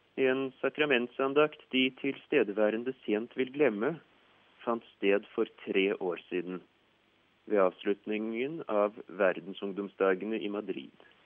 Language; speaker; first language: Norwegian; native; Norwegian